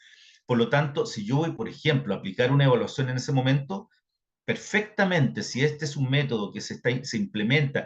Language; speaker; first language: Spanish; native; Spanish